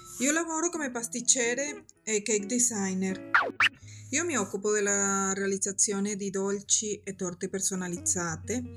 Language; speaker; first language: Italian; non-native, fluent; Spanish